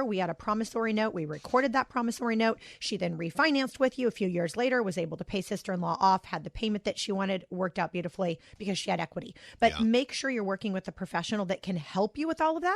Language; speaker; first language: English; native; English